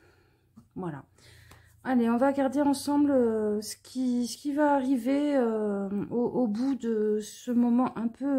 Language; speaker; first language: French; native; French